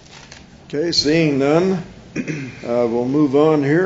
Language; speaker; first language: English; native; English